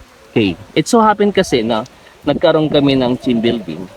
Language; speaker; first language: English; non-native, local second language; Filipino